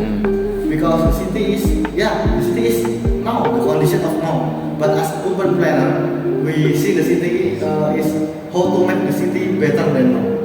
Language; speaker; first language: English; non-native, learner; Indonesian